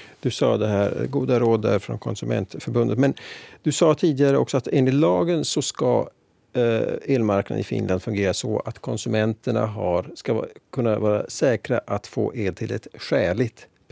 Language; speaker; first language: Swedish; native; Swedish